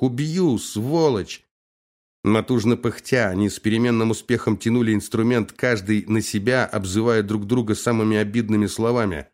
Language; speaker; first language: Russian; native; Russian